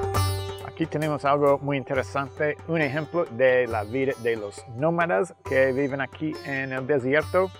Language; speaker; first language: Spanish; non-native, fluent; English